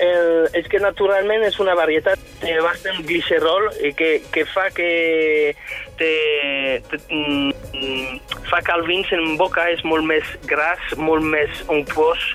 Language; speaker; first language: Catalan; non-native, fluent; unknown